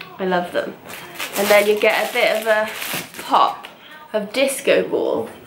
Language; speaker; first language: English; native; English